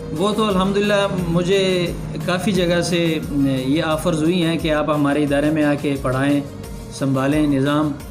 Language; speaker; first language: Urdu; non-native, local second language; Pashto